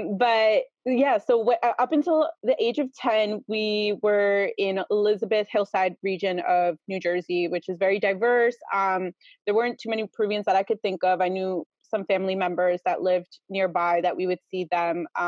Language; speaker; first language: English; early bilingual, other home language; Spanish